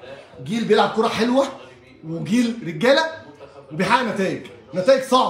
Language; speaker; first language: Arabic; native; Arabic